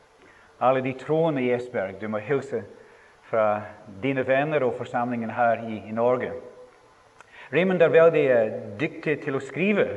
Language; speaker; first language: Norwegian; non-native, fluent; English